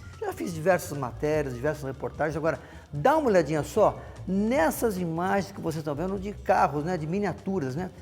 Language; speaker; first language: Portuguese; native; Portuguese